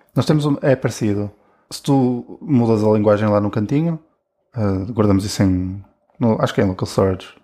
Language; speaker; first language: Portuguese; native; Portuguese